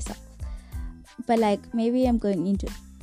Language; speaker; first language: English; non-native, local second language; Xhosa